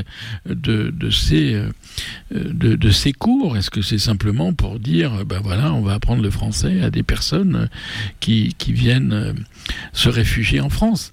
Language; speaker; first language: French; native; French